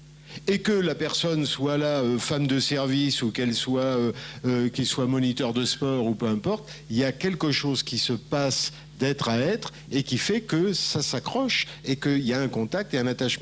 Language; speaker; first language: French; native; French